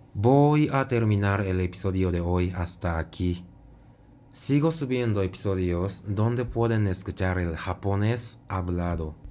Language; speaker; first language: Spanish; non-native, fluent; Japanese